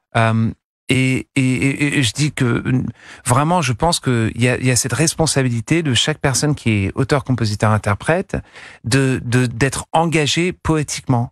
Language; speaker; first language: French; non-native, fluent; English